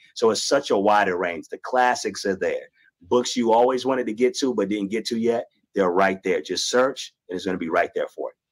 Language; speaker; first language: English; native; English